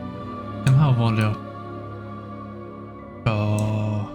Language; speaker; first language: Swedish; non-native, learner; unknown